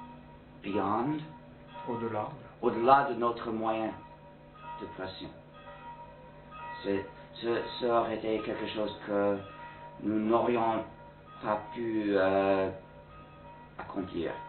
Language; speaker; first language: French; non-native, fluent; English